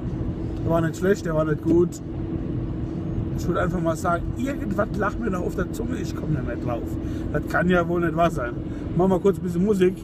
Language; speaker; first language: German; native; German